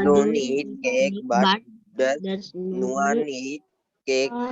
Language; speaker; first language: English; non-native, learner; Sinhala